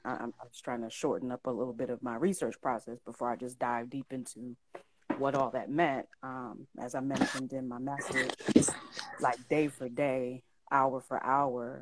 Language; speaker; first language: English; native; English